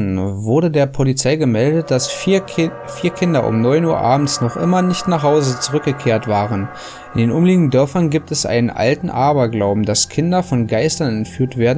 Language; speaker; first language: German; native; German